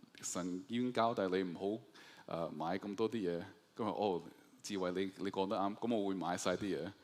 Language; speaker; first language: Cantonese; early bilingual, heritage; Cantonese